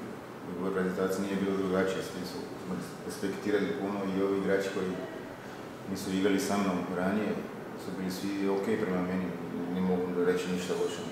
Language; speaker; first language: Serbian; non-native, fluent; Portuguese